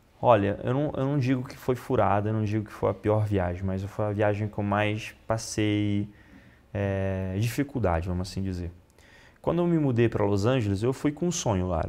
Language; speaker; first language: Portuguese; non-native, fluent; Italian